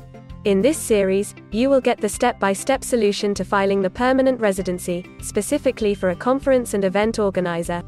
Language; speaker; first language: English; non-native, local second language; Hindi